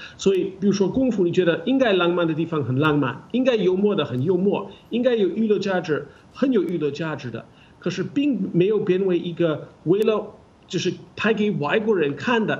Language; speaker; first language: Chinese; non-native, fluent; English